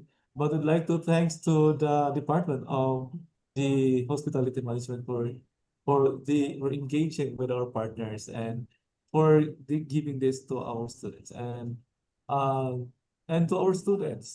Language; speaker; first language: English; non-native, local second language; Cebuano